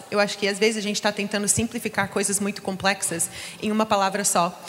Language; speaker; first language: Portuguese; non-native, fluent; English